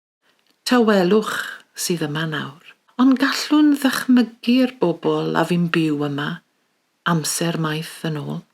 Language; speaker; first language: Welsh; native; Welsh